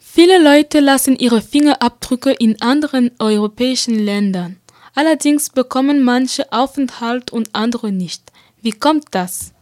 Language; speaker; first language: German; non-native, fluent; Central Kurdish